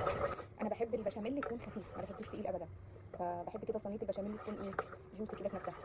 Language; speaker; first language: Arabic; native; Arabic